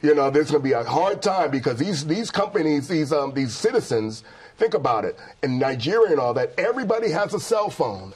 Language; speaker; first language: English; native; English